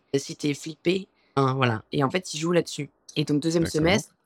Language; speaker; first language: French; native; French